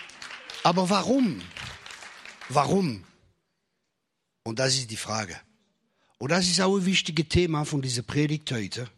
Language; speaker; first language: German; non-native, fluent; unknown